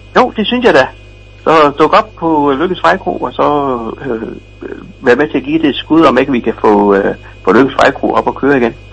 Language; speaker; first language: Danish; native; Danish